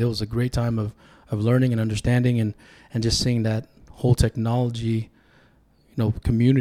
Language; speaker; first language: English; early bilingual, other home language; Tongan